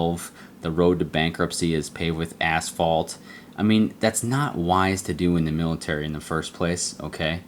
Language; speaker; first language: English; native; English